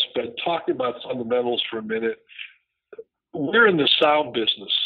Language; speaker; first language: English; native; English